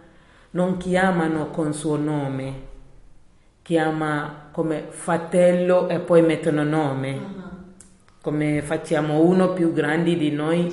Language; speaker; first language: Italian; non-native, learner; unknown